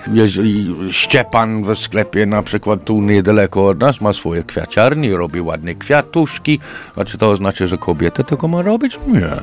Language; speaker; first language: Polish; non-native, fluent; English